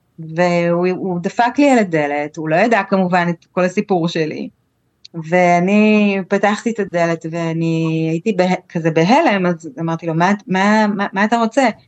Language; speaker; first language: Hebrew; native; Hebrew